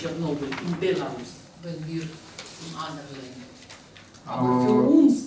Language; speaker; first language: German; non-native, learner; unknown